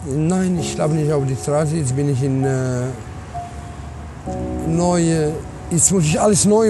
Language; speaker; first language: German; non-native, learner; Arabic